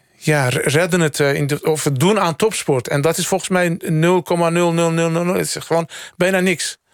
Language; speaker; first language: Dutch; early bilingual, other home language; Turkish